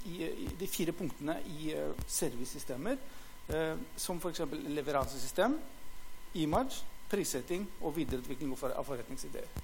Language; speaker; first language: Norwegian; non-native, fluent; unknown